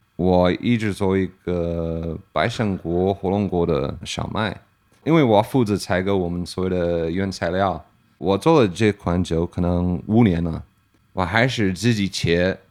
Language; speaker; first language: Chinese; non-native, fluent; English